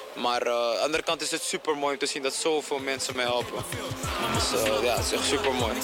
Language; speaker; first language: Dutch; native; Dutch